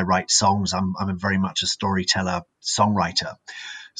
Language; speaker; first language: English; native; English